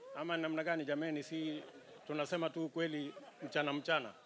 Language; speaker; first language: Swahili; native; Swahili